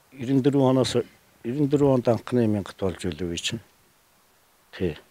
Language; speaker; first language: Mongolian; native; Mongolian